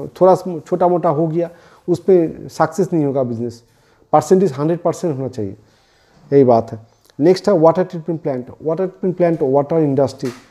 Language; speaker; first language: Hindi; non-native, local second language; Bangla